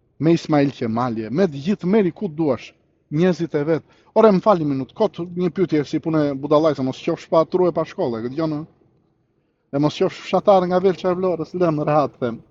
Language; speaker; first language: Albanian; early bilingual, heritage; Albanian